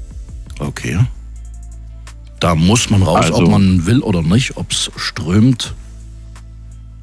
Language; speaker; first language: German; native; German